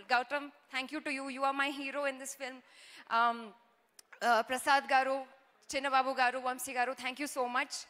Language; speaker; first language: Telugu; non-native, learner; Kannada